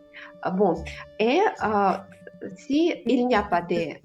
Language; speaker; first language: French; non-native, fluent; Russian